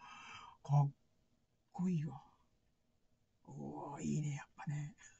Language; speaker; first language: Japanese; native; Japanese